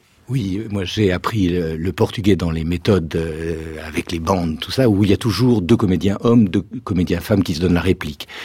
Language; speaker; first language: French; native; French